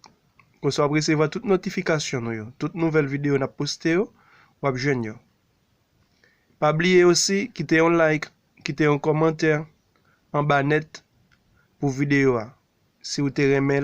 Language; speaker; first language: French; non-native, learner; Haitian Creole